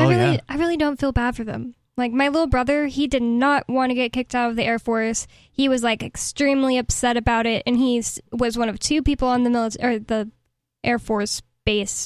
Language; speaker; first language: English; native; English